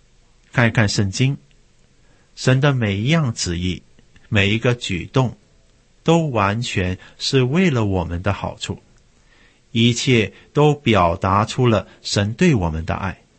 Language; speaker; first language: Chinese; native; Chinese